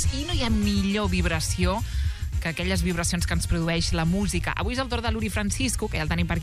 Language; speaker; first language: Catalan; native; Catalan